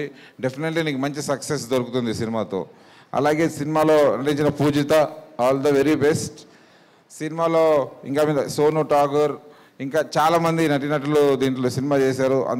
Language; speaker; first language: Telugu; native; Telugu